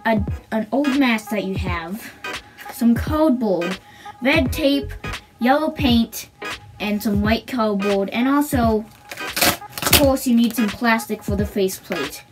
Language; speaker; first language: English; native; English